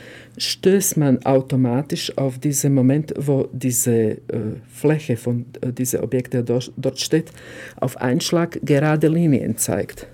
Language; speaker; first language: German; non-native, fluent; Croatian